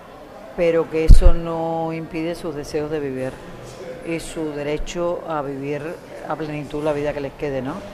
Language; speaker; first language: Spanish; native; Spanish